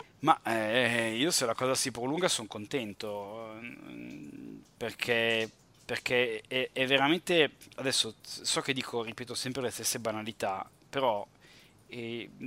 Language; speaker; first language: Italian; native; Italian